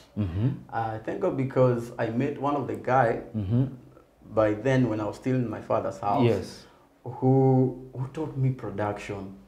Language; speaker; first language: English; non-native, local second language; Nyanja